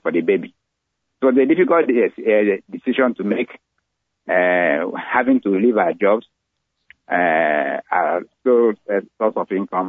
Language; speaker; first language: English; non-native, local second language; Igbo